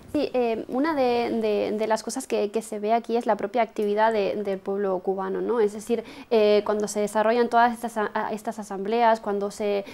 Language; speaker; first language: Spanish; native; Spanish